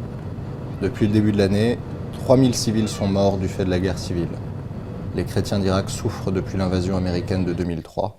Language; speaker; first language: French; native; French